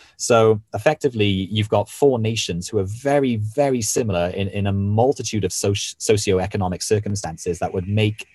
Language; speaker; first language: English; native; English